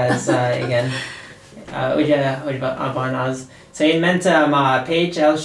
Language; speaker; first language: Hungarian; non-native, learner; English